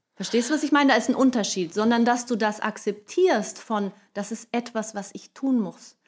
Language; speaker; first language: German; non-native, fluent; Portuguese